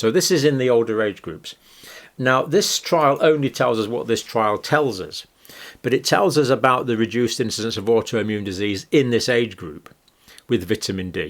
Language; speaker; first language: English; native; English